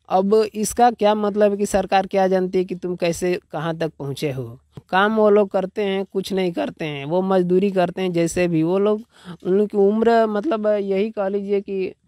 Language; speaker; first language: Hindi; native; Hindi